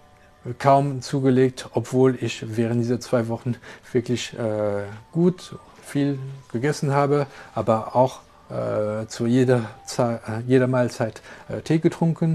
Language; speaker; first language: German; non-native, local second language; French